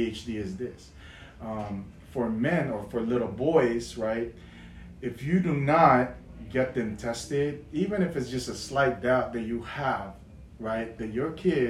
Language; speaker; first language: English; non-native, local second language; Filipino